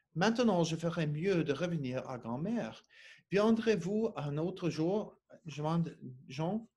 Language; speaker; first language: French; non-native, learner; English